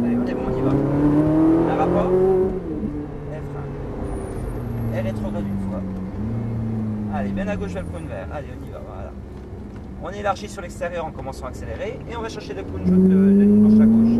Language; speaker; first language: French; native; French